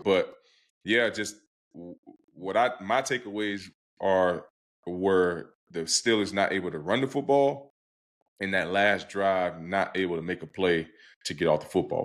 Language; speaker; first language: English; native; English